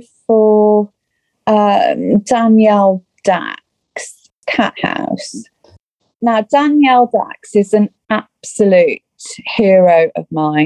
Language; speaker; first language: English; native; English